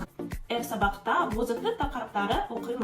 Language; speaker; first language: Kazakh; non-native, learner; Russian